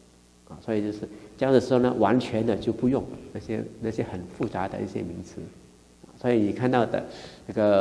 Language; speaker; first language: Chinese; native; Chinese